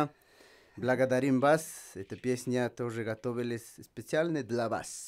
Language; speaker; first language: Russian; non-native, learner; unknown